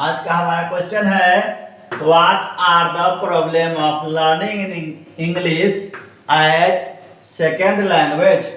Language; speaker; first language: English; non-native, local second language; Hindi